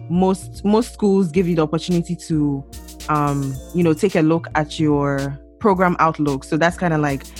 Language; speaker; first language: English; non-native, local second language; Akan